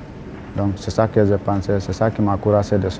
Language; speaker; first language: French; non-native, learner; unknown